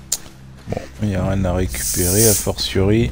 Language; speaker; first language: French; native; French